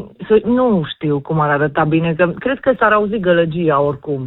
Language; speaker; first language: Romanian; native; Romanian